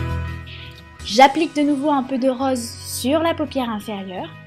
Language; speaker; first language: French; native; French